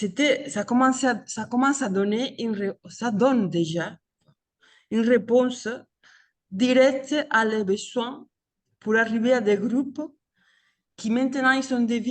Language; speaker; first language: French; non-native, fluent; Spanish